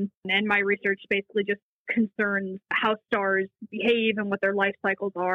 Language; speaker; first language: English; native; English